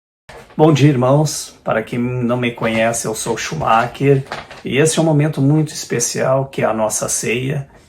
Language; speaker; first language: Portuguese; native; Portuguese